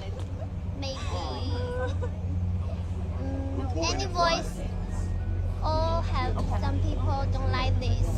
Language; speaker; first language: English; non-native, learner; Chinese